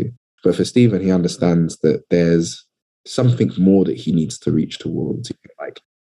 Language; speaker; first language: English; native; English